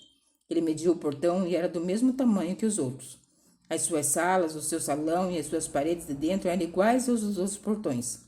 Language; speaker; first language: Portuguese; native; Portuguese